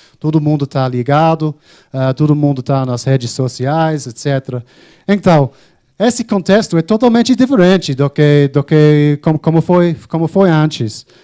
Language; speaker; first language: Portuguese; non-native, fluent; English